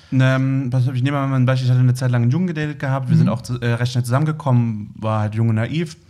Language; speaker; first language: German; native; German